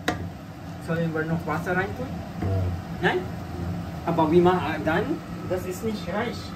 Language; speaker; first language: German; non-native, learner; Filipino